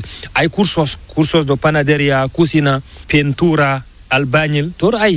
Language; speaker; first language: Spanish; non-native, learner; Fula